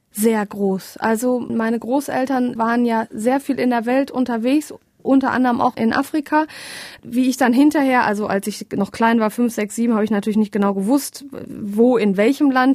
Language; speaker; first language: German; native; German